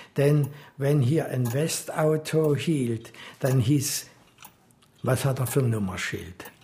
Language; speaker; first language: German; native; German